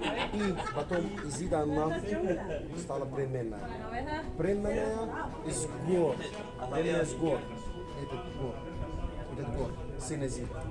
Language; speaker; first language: Russian; non-native, learner; Arabic